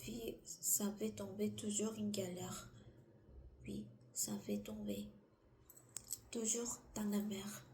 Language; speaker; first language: French; non-native, learner; Korean